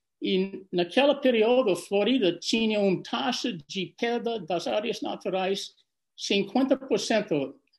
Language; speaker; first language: Portuguese; non-native, fluent; English